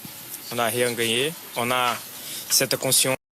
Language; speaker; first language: French; non-native, fluent; Portuguese